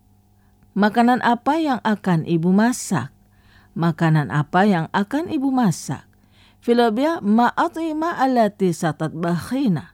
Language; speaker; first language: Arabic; non-native, fluent; Indonesian